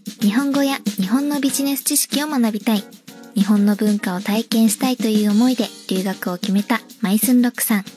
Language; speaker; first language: Japanese; native; Japanese